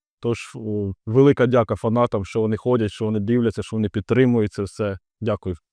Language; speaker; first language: Ukrainian; non-native, local second language; Russian